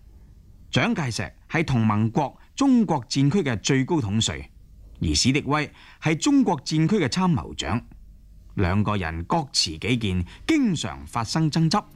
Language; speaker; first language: Chinese; non-native, local second language; Cantonese